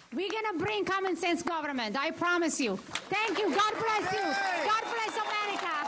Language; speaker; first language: English; non-native, fluent; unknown